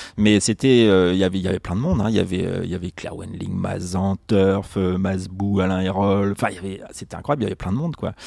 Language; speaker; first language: French; native; French